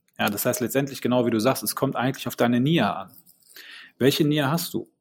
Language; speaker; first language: German; early bilingual, other home language; Bosnian